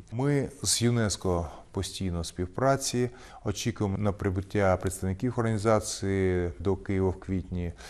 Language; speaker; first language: Ukrainian; non-native, local second language; Russian